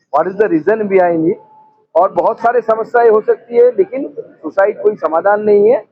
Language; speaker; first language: Hindi; non-native, local second language; Bangla